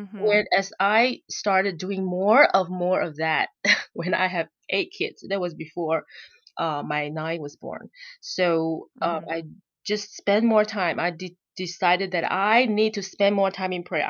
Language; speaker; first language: English; non-native, local second language; Chinese